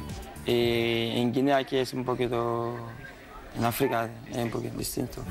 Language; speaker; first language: Spanish; non-native, fluent; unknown